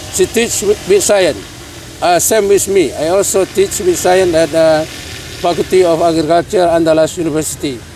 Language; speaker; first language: English; non-native, fluent; Indonesian